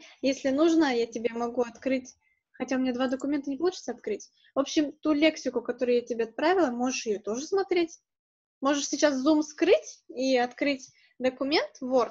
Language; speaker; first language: Russian; native; Russian